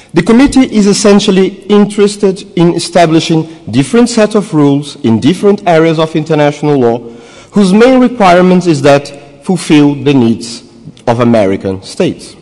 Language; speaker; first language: English; non-native, fluent; Portuguese